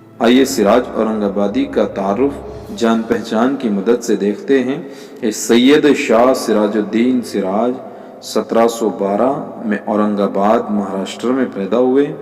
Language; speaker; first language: Urdu; native; Urdu